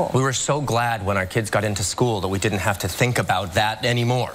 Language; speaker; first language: English; native; English